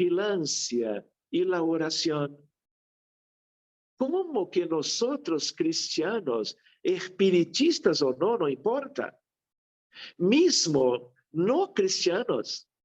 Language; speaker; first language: Spanish; non-native, fluent; Portuguese